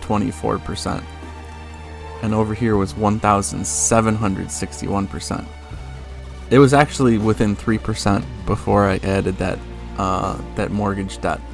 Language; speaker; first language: English; native; English